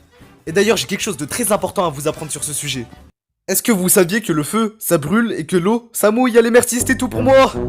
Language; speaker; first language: French; native; French